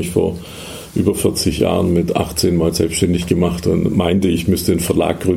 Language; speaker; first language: German; native; German